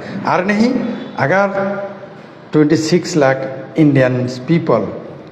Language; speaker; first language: Hindi; non-native, fluent; Bangla